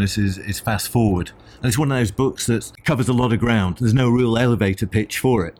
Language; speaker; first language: English; native; English